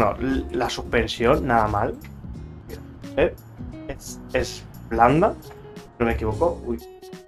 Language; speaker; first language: Spanish; native; Spanish